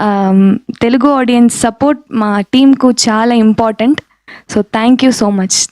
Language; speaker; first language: Telugu; non-native, local second language; Tamil